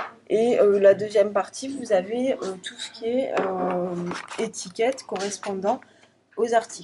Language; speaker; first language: French; native; French